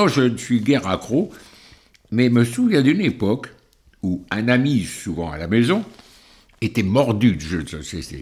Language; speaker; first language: French; native; French